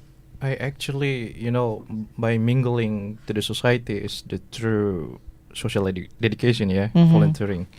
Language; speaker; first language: English; non-native, learner; Indonesian